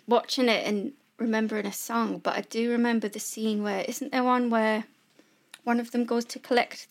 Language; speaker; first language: English; native; English